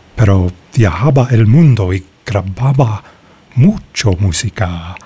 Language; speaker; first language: Spanish; non-native, learner; English